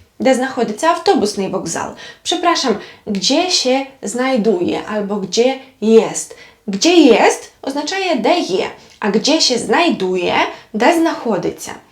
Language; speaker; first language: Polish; non-native, fluent; Ukrainian